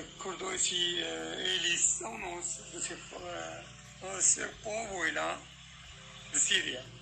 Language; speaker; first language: Portuguese; non-native, learner; Kurdish